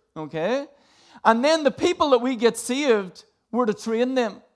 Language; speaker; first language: English; native; English